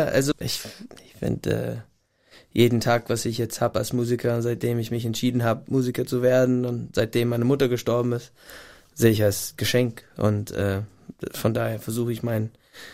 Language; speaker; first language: German; non-native, fluent; English